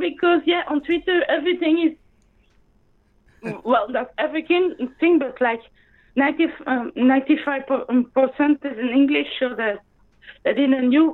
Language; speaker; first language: English; non-native, fluent; French